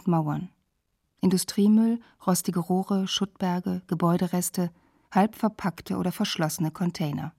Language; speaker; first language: German; native; German